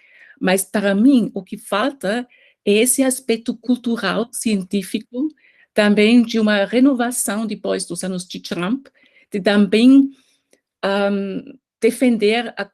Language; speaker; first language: Portuguese; non-native, fluent; German